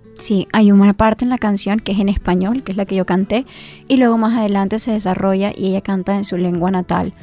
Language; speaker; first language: Spanish; native; Spanish